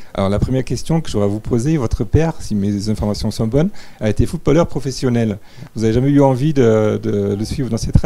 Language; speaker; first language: French; native; French